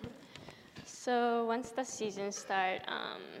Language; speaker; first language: English; early bilingual, other home language; Japanese